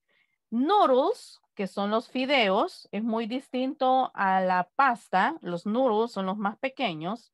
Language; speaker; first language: Spanish; native; Spanish